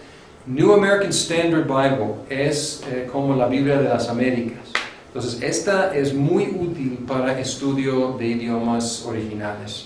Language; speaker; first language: Spanish; non-native, fluent; English